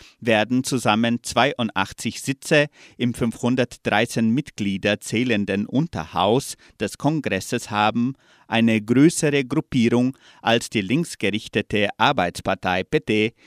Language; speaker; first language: German; native; German